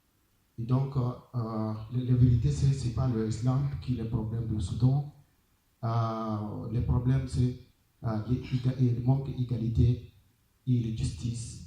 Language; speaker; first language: French; non-native, learner; Arabic